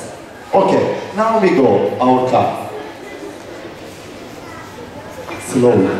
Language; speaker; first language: English; non-native, learner; Arabic